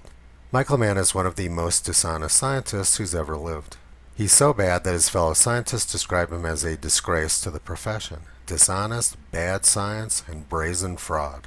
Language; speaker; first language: English; native; English